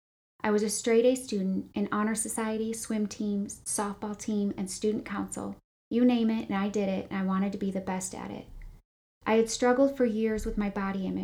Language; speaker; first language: English; native; English